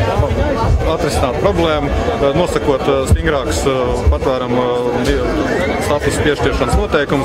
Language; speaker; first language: Latvian; native; Latvian